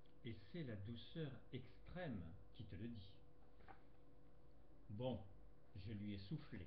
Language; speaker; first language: French; native; French